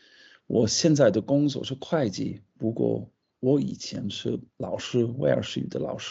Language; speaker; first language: Chinese; non-native, fluent; English